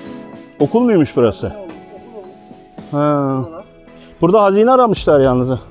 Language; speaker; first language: Turkish; native; Turkish